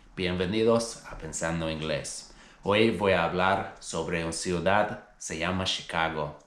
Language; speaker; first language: Spanish; non-native, fluent; English